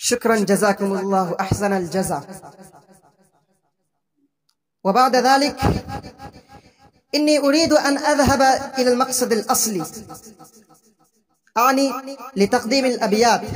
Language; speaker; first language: Arabic; non-native, fluent; Urdu